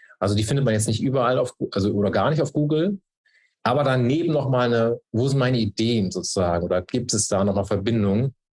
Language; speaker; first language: German; native; German